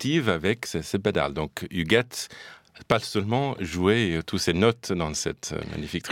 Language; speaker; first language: French; non-native, fluent; English